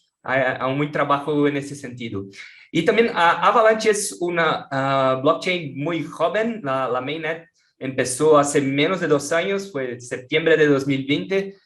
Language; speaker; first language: Spanish; non-native, fluent; Portuguese